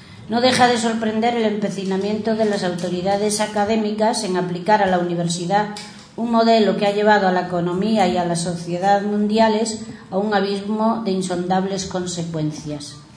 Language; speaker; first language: Spanish; native; Spanish